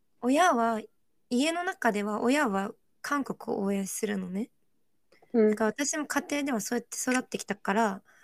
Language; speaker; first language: Japanese; early bilingual, other home language; Korean